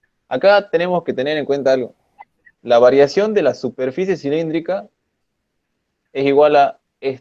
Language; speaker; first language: Spanish; native; Spanish